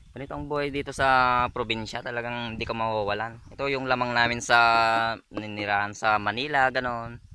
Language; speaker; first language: Filipino; non-native, local second language; Iloko